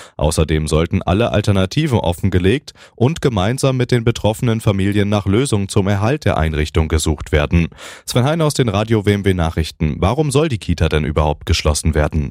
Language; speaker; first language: German; native; German